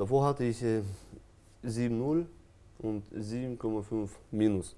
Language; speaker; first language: German; non-native, fluent; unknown